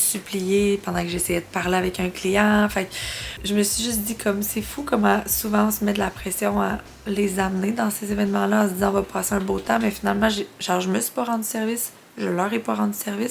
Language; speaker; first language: French; native; French